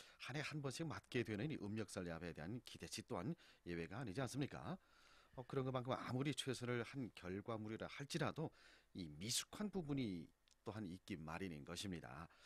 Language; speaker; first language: Korean; native; Korean